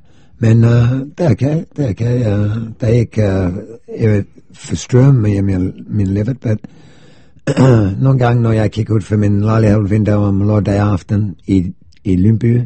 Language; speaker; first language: Danish; non-native, fluent; English